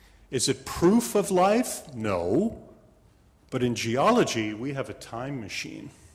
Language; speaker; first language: English; native; English